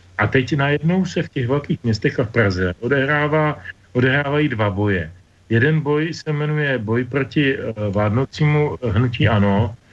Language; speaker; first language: Czech; native; Czech